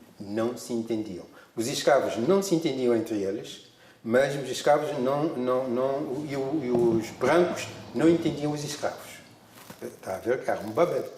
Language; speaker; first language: Portuguese; non-native, local second language; Kabuverdianu